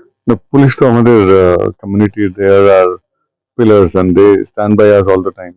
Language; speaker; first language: English; non-native, local second language; Bangla